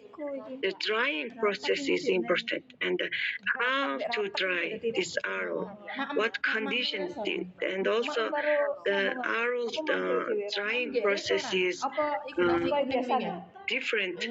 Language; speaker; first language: English; non-native, learner; Mongolian